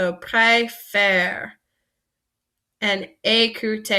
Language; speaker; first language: French; non-native, fluent; English